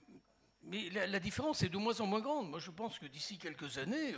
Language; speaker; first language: French; native; French